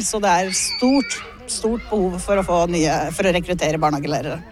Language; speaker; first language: Norwegian; native; Norwegian